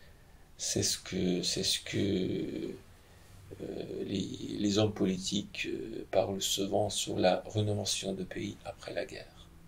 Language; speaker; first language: French; non-native, fluent; Ukrainian